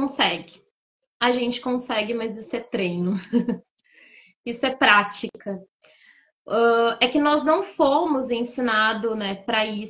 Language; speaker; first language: Portuguese; native; Portuguese